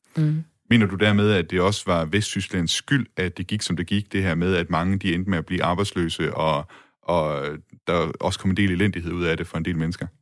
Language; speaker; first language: Danish; native; Danish